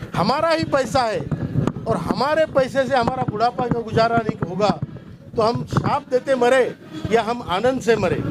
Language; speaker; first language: Hindi; non-native, local second language; Marathi